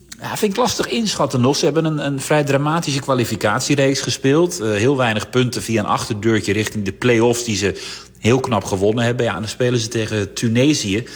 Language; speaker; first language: Dutch; early bilingual, other home language; Turkish